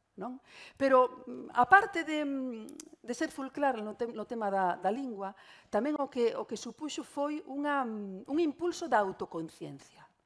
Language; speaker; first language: Galician; non-native, local second language; Spanish